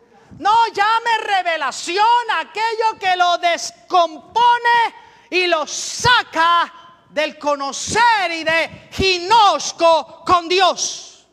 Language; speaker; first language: Spanish; native; Spanish